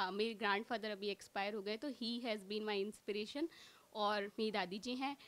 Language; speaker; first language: Hindi; native; Hindi